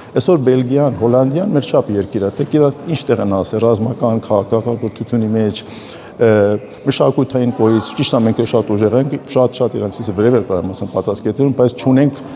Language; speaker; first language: Armenian; early bilingual, heritage; Armenian